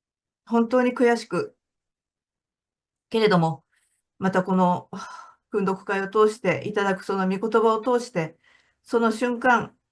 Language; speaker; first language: Japanese; native; Japanese